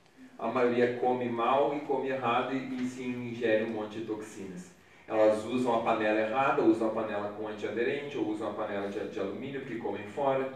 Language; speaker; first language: Portuguese; native; Portuguese